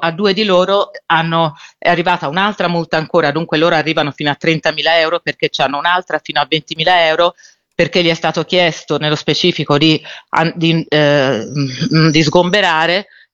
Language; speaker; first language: Italian; native; Italian